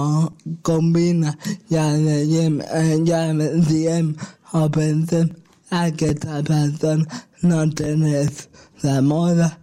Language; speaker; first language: Catalan; non-native, local second language; Spanish